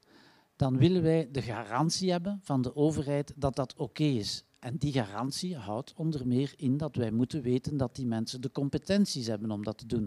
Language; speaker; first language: Dutch; native; Dutch